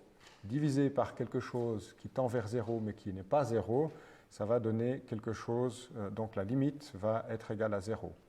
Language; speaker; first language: French; native; French